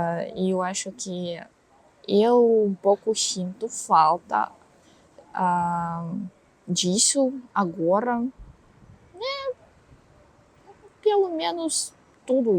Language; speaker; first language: Portuguese; non-native, learner; Russian